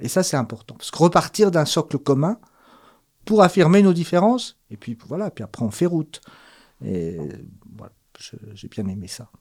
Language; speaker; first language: French; native; French